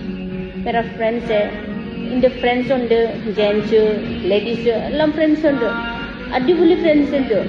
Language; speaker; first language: Malayalam; non-native, learner; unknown